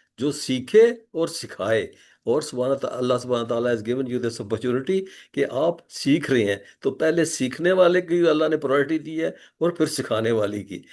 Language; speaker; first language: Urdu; native; Urdu